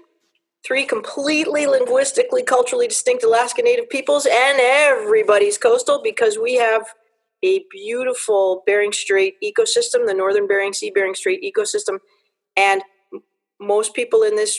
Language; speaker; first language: English; native; English